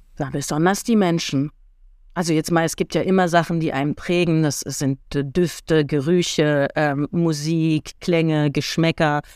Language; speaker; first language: German; early bilingual, heritage; German